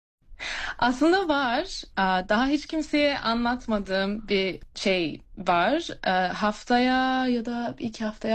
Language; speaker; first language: Turkish; early bilingual, heritage; Turkish